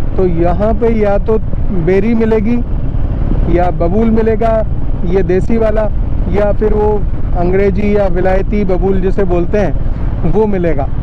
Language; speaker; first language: Hindi; native; Hindi